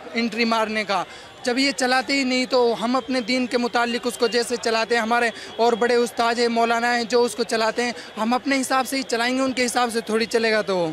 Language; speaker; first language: Hindi; native; Hindi